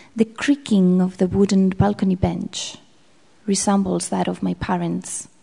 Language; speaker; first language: English; non-native, fluent; Basque